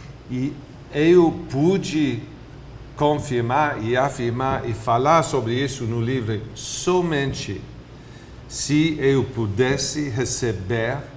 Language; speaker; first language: Portuguese; non-native, fluent; English